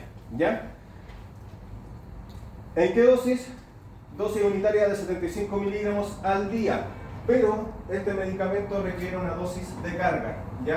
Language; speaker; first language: Spanish; native; Spanish